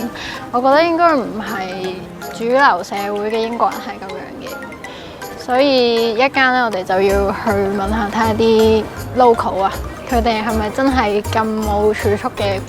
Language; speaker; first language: Cantonese; native; Cantonese